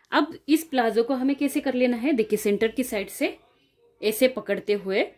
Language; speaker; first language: Hindi; non-native, local second language; Marathi